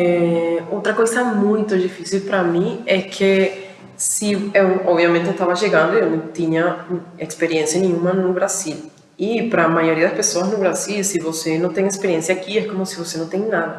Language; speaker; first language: Portuguese; non-native, fluent; Spanish